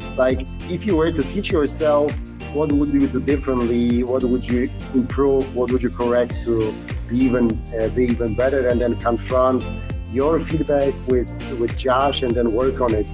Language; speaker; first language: English; non-native, fluent; Polish